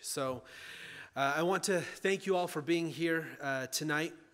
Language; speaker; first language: English; early bilingual, other home language; Ukrainian